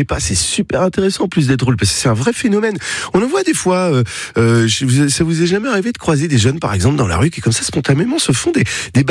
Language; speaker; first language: French; native; French